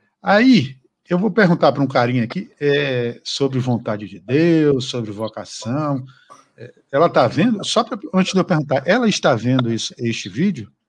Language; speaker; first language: Portuguese; native; Portuguese